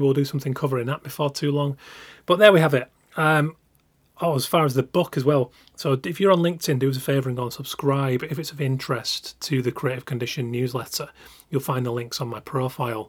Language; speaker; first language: English; native; English